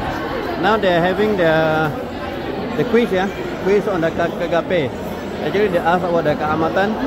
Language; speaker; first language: English; non-native, local second language; Malay